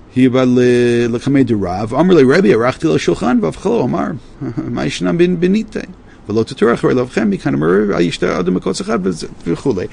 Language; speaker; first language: Hebrew; non-native, fluent; English